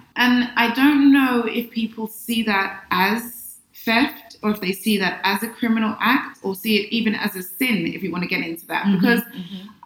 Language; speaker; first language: English; native; English